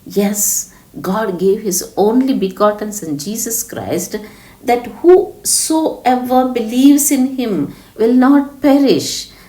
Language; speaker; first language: English; non-native, local second language; Telugu